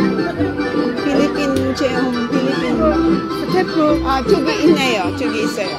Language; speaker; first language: Korean; non-native, learner; Filipino